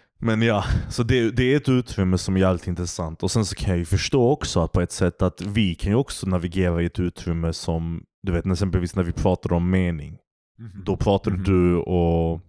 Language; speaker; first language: Swedish; early bilingual, other home language; Turkish